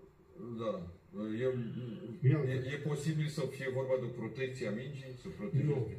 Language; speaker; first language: Romanian; native; Romanian